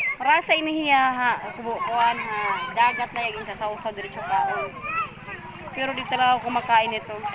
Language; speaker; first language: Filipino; non-native, local second language; Waray